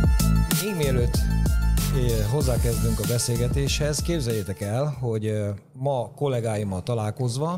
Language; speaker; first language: Hungarian; native; Hungarian